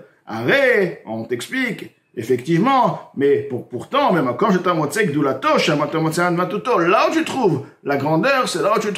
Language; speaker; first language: French; native; French